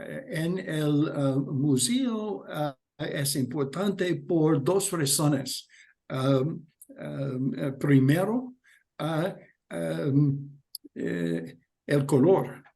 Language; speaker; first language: Spanish; non-native, learner; English